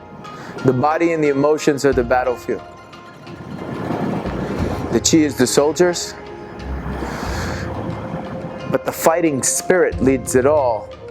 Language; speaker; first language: English; native; English